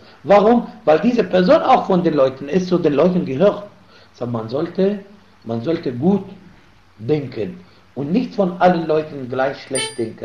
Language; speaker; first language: German; non-native, fluent; Arabic